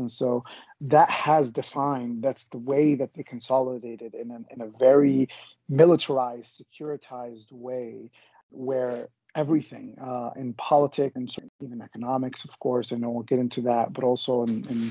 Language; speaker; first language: English; native; English